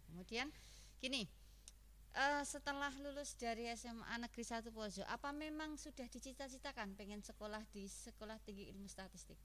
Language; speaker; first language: Indonesian; native; Indonesian